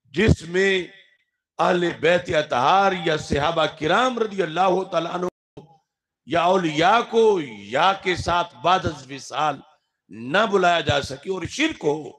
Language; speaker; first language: Urdu; non-native, local second language; Punjabi